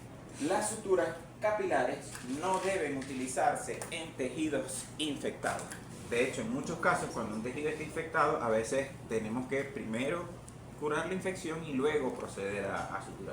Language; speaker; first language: Spanish; native; Spanish